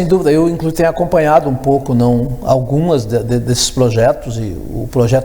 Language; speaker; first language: Portuguese; native; Portuguese